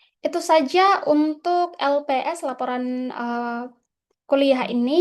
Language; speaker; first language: Indonesian; native; Indonesian